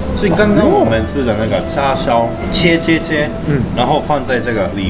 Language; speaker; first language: Chinese; non-native, fluent; Japanese